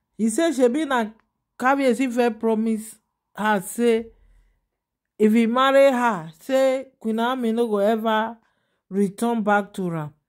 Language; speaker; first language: Nigerian Pidgin; non-native, local second language; Yoruba